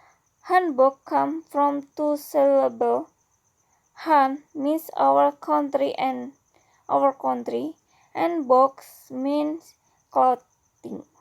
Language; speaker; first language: English; non-native, learner; Indonesian